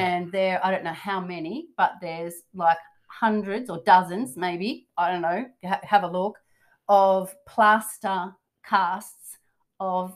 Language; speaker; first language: English; native; English